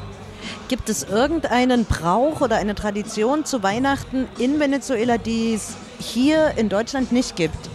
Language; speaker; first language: German; native; German